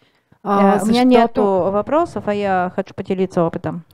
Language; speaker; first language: Russian; non-native, learner; Bulgarian